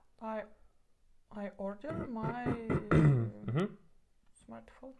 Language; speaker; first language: English; non-native, learner; Russian